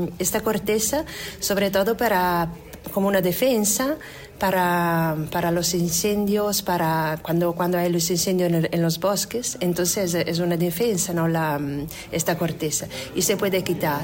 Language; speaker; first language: Spanish; non-native, fluent; Italian